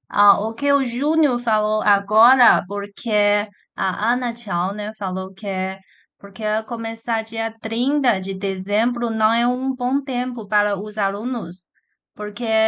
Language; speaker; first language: Portuguese; non-native, learner; Chinese